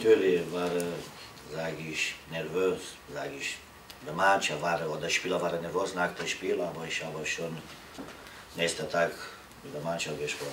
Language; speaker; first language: German; non-native, learner; Romanian